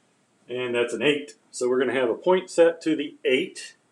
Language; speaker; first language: English; native; English